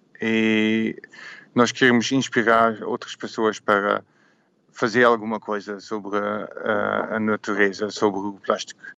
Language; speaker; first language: Portuguese; non-native, learner; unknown